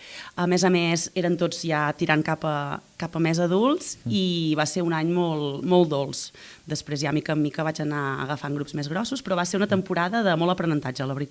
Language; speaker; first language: Catalan; native; Catalan